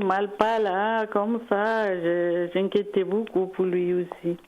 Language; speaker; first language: French; non-native, learner; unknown